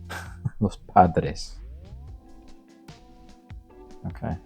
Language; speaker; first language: Spanish; non-native, learner; English